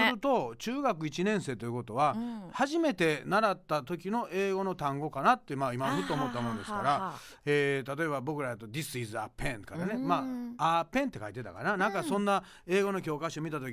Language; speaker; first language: Japanese; native; Japanese